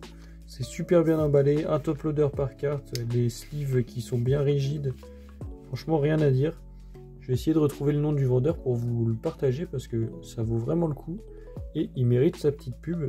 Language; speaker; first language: French; native; French